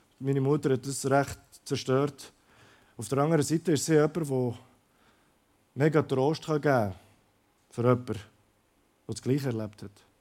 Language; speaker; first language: German; early bilingual, other home language; Croatian